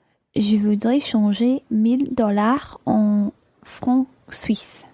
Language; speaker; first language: French; non-native, learner; English